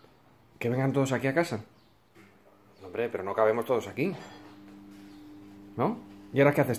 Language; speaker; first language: Spanish; native; Spanish